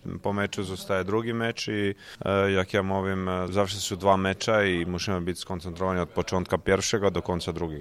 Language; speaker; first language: Polish; non-native, learner; Croatian